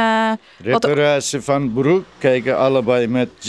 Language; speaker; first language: Dutch; non-native, learner; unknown